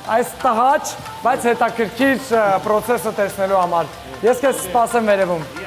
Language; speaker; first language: Armenian; native; Armenian